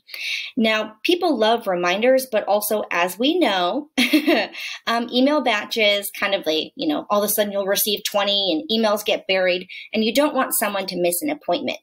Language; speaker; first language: English; native; English